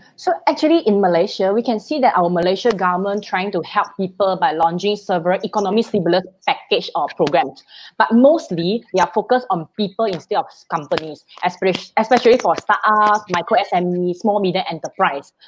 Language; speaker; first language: English; non-native, local second language; Chinese